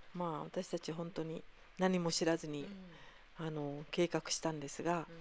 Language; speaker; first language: Japanese; native; Japanese